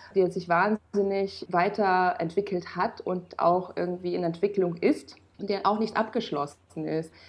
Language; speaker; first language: German; non-native, fluent; Romanian